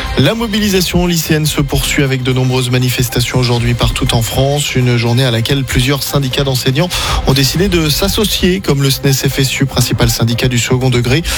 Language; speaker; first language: French; native; French